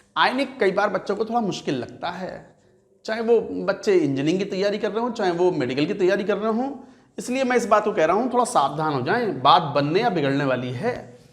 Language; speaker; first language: Hindi; native; Hindi